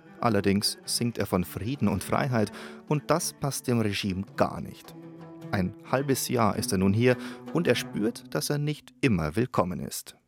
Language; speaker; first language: German; native; German